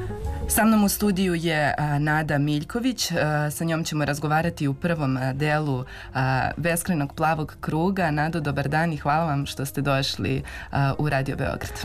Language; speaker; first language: Serbian; native; Serbian